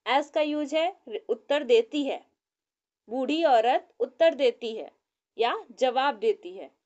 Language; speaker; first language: Hindi; native; Hindi